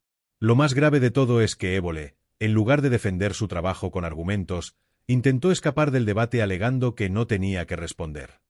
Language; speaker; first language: Spanish; native; Spanish